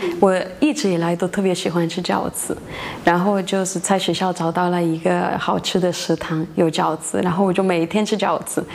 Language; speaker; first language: Chinese; non-native, fluent; Spanish